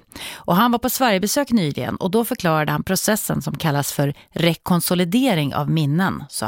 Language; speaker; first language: Swedish; native; Swedish